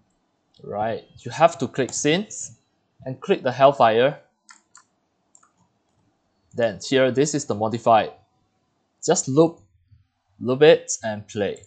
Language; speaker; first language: English; non-native, fluent; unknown